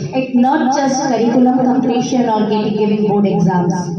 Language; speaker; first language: English; non-native, local second language; Bangla